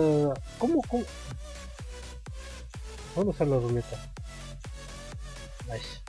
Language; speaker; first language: Spanish; native; Spanish